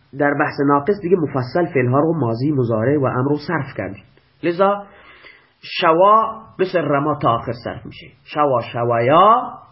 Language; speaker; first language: Persian; non-native, local second language; Baluchi